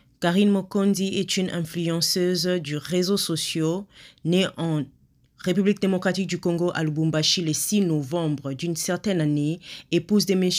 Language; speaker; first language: French; non-native, local second language; Lingala